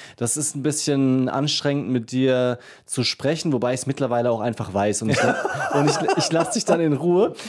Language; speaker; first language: German; native; German